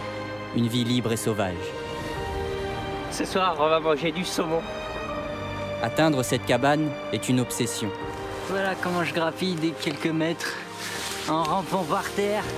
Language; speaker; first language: French; native; French